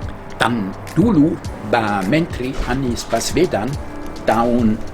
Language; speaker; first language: Indonesian; non-native, fluent; German